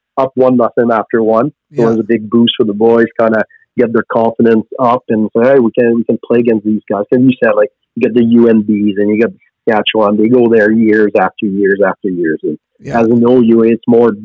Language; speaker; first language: English; native; English